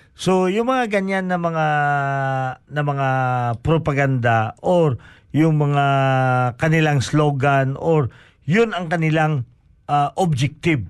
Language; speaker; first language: Filipino; non-native, local second language; Hiligaynon